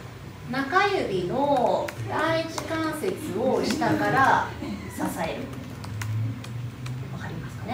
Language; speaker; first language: Japanese; native; Japanese